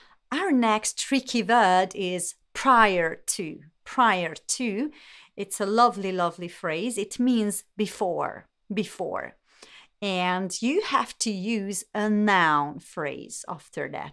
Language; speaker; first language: English; non-native, fluent; Hungarian